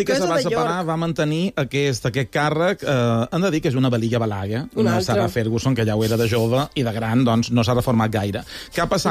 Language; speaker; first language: Catalan; native; Catalan